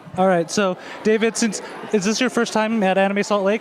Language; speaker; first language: English; native; English